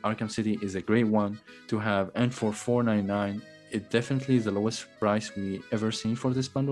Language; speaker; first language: English; non-native, fluent; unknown